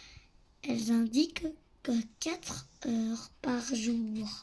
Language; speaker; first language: French; native; French